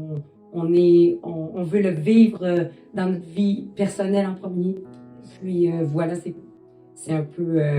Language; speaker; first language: French; native; French